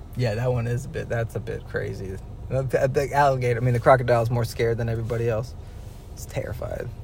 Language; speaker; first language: English; native; English